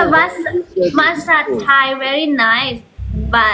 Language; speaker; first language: English; non-native, learner; Thai